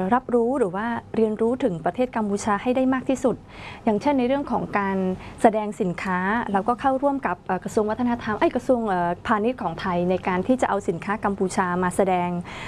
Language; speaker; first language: Thai; non-native, fluent; Khmer